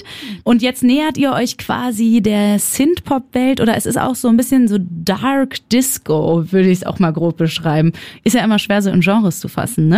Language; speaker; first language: German; native; German